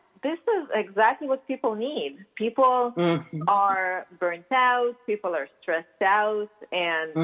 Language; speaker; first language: English; non-native, fluent; Russian